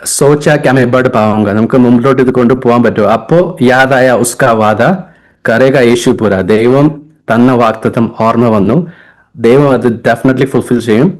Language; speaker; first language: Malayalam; early bilingual, heritage; Hindi